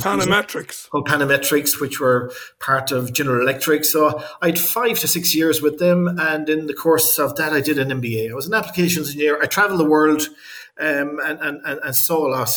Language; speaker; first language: English; native; English